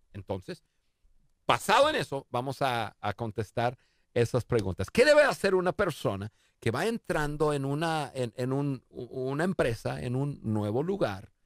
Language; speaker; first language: Spanish; non-native, fluent; English